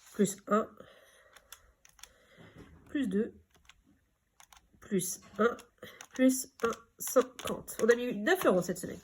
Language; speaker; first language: French; native; French